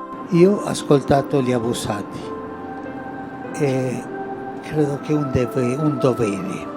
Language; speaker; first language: Italian; non-native, fluent; Spanish